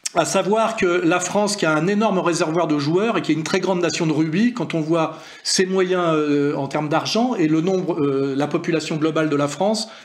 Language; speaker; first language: French; native; French